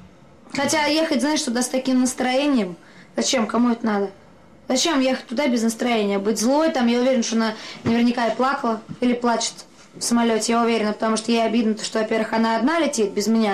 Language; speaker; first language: Russian; native; Russian